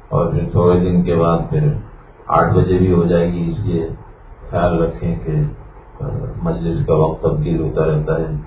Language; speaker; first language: Urdu; native; Urdu